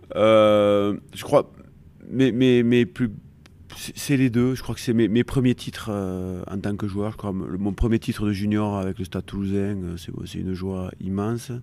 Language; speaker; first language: French; native; French